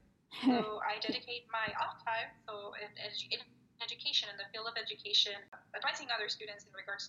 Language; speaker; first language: English; non-native, fluent; Spanish